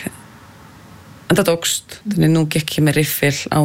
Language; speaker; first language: Icelandic; non-native, fluent; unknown